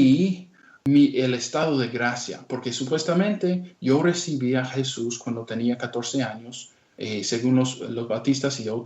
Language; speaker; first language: Spanish; non-native, fluent; English